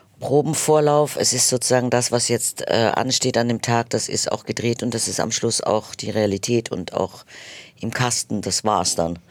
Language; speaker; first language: German; native; German